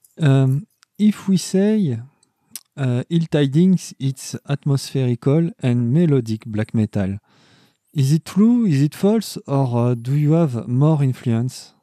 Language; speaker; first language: English; non-native, learner; French